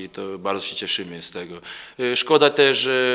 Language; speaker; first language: Polish; non-native, learner; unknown